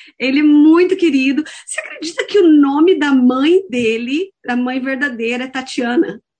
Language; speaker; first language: Portuguese; native; Portuguese